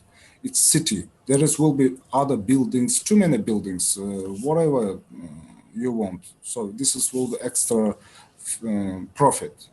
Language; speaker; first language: English; non-native, learner; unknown